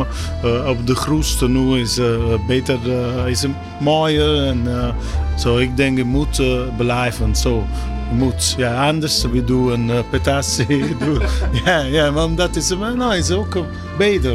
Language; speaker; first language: Dutch; non-native, learner; Italian